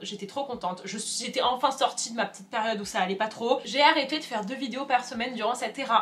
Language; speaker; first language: French; native; French